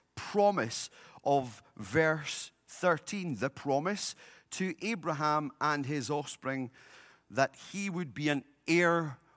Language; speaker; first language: English; native; English